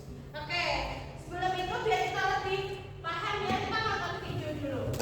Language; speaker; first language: Indonesian; native; Indonesian